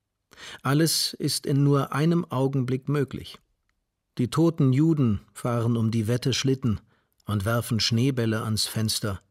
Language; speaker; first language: German; native; German